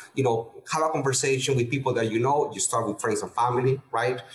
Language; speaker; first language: English; non-native, fluent; Spanish